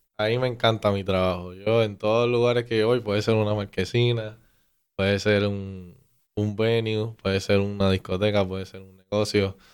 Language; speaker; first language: Spanish; native; Spanish